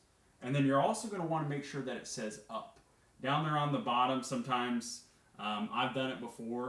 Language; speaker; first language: English; native; English